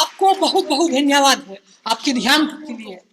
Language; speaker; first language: Hindi; non-native, fluent; Russian